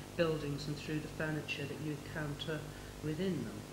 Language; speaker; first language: English; native; English